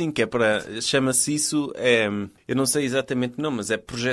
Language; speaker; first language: Portuguese; native; Portuguese